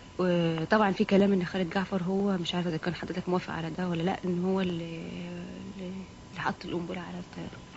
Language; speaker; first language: Arabic; native; Arabic